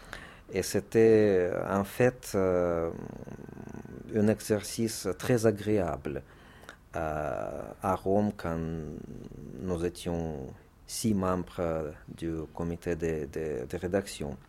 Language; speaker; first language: French; non-native, fluent; Russian